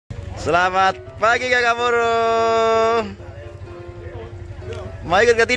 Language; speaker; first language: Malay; non-native, local second language; Javanese